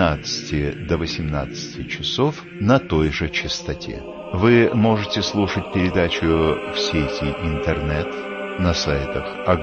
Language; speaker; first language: Russian; native; Russian